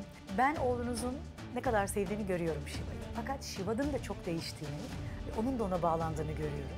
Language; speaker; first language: Turkish; native; Turkish